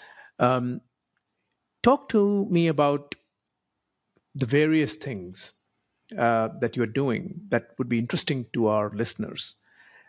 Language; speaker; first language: English; non-native, local second language; Hindi